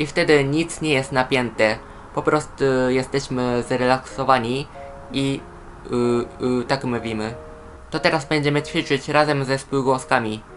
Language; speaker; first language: Polish; non-native, fluent; Japanese